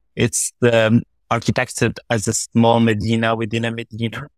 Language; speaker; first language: English; non-native, fluent; Arabic